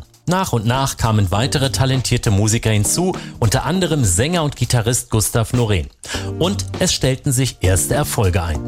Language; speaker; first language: German; native; German